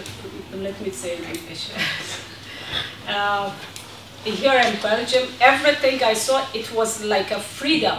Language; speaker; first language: English; non-native, fluent; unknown